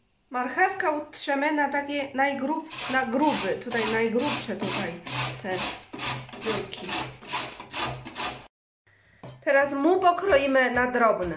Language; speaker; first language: Polish; non-native, learner; Chinese